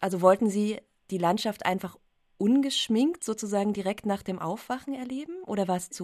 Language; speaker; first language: German; native; German